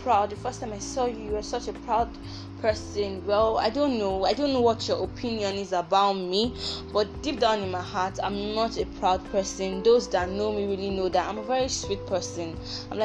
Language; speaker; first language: English; non-native, local second language; Igbo